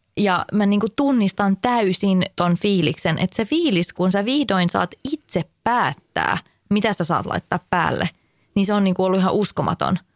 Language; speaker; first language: Finnish; native; Finnish